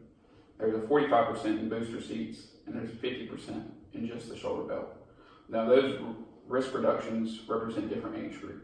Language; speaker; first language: English; native; English